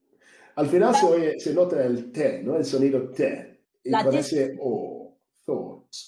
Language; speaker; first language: Spanish; non-native, fluent; English